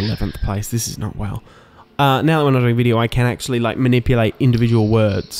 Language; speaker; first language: English; native; English